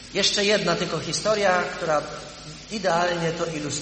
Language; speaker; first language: Polish; native; Polish